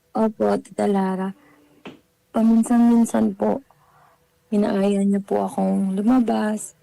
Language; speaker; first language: Filipino; native; Filipino